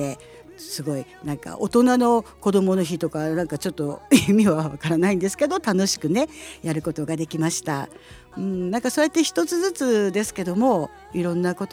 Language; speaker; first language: Japanese; native; Japanese